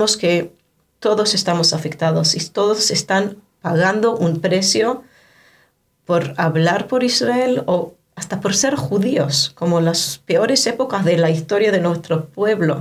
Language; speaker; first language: Spanish; non-native, fluent; Hebrew